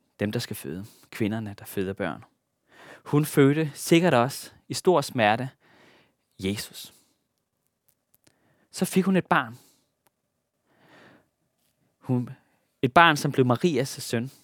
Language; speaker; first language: Danish; native; Danish